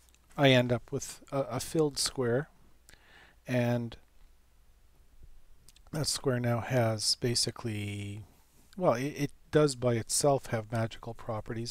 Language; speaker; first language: English; native; English